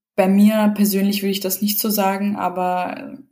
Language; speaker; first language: German; early bilingual, other home language; Serbian